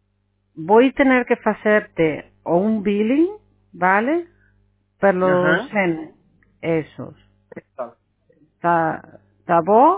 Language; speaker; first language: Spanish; non-native, fluent; Portuguese